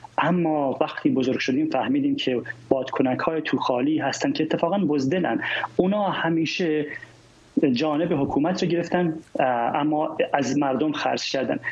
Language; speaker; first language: Persian; non-native, local second language; Kurdish